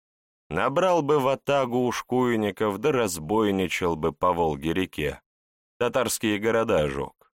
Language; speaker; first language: Russian; native; Russian